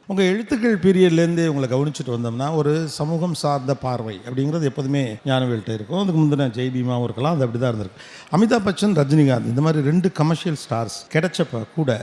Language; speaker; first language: Tamil; native; Tamil